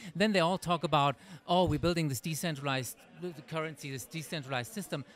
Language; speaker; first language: English; native; English